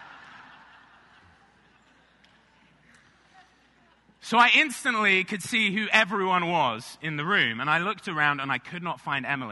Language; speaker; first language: English; native; English